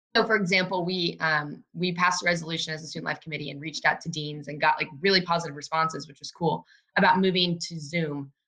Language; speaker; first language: English; native; English